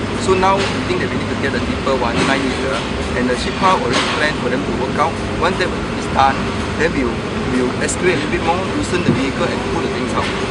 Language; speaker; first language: English; non-native, local second language; Chinese